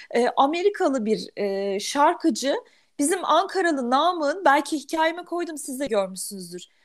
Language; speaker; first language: Turkish; early bilingual, heritage; Turkish